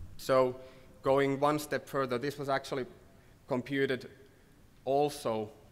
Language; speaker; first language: English; non-native, fluent; Finnish